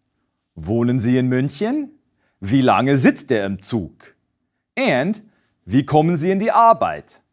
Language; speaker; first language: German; non-native, fluent; English